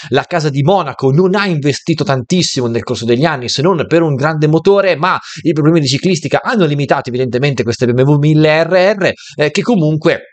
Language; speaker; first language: Italian; native; Italian